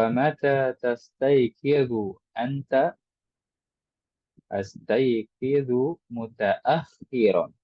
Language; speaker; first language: Arabic; non-native, local second language; Indonesian